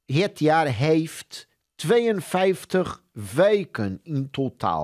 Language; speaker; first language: Dutch; non-native, fluent; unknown